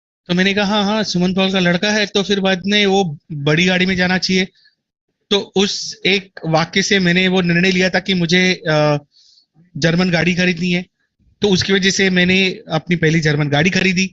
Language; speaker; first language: Hindi; native; Hindi